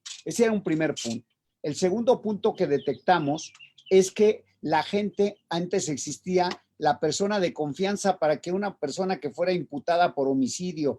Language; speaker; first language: Spanish; native; Spanish